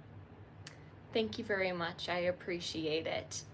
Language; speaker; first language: English; native; English